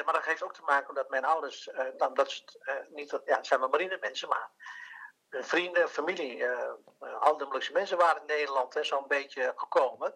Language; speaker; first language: Dutch; early bilingual, other home language; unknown